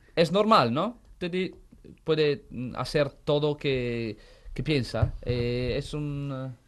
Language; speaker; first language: Spanish; non-native, learner; Italian